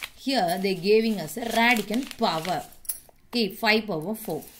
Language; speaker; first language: English; non-native, local second language; Tamil